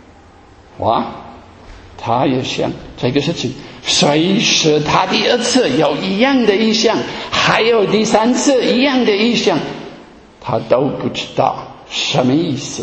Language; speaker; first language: Chinese; non-native, fluent; German